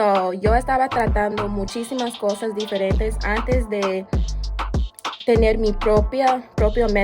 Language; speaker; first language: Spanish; non-native, fluent; English